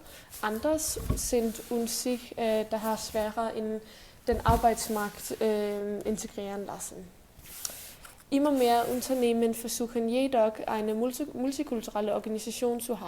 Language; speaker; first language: German; non-native, learner; Danish